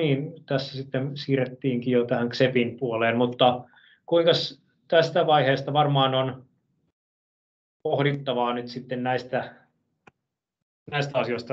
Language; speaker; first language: Finnish; native; Finnish